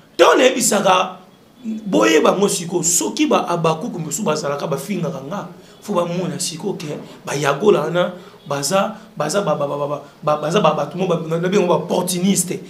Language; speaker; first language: Lingala; native; Lingala